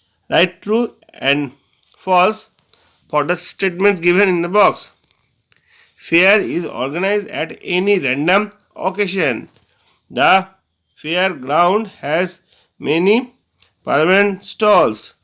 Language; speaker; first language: English; non-native, local second language; Bangla